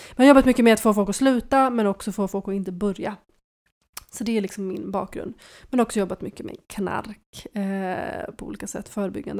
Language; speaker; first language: Swedish; native; Swedish